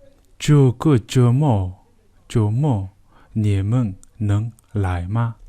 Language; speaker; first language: Chinese; non-native, learner; Mongolian